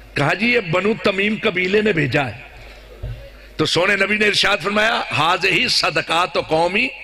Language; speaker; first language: Urdu; non-native, local second language; Punjabi